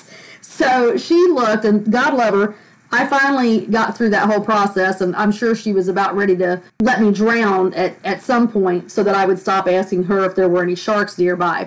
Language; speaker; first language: English; native; English